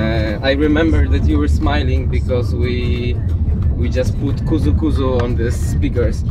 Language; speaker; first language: English; non-native, fluent; Polish